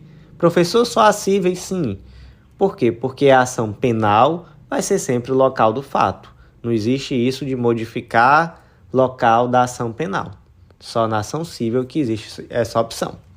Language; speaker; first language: Portuguese; native; Portuguese